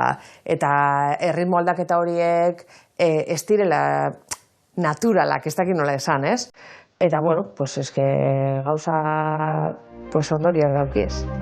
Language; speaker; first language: Basque; native; Basque